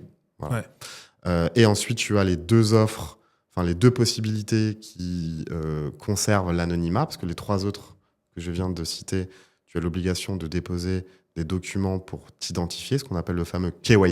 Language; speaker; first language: French; native; French